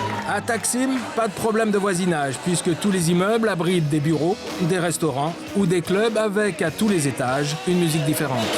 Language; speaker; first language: French; native; French